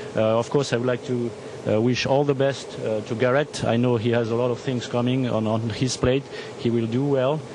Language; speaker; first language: English; non-native, fluent; French